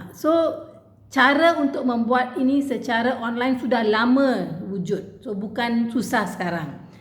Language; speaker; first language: Malay; non-native, local second language; Tamil